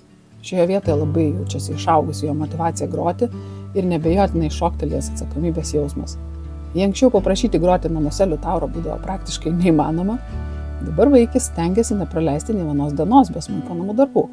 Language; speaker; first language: Lithuanian; native; Lithuanian